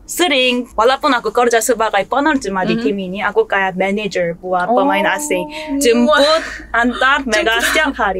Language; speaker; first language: Indonesian; non-native, fluent; Korean